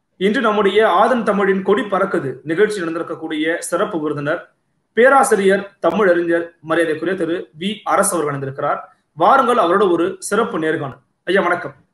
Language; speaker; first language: Tamil; native; Tamil